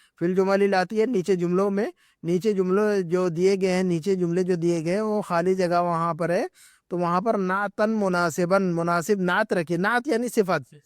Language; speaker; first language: Urdu; native; Urdu